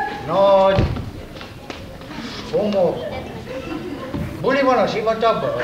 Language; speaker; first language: Hungarian; native; Hungarian